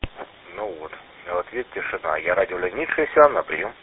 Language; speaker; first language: Russian; native; Russian